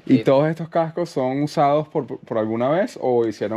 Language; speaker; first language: Spanish; native; Spanish